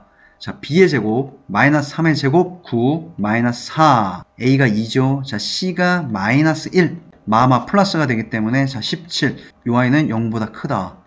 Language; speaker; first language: Korean; native; Korean